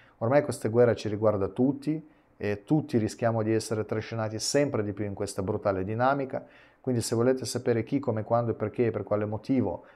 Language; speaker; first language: Italian; non-native, fluent; Russian